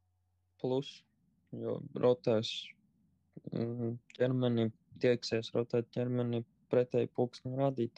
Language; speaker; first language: Latvian; native; Latvian